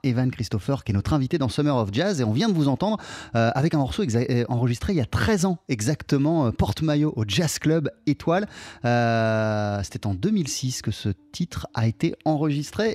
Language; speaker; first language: French; native; French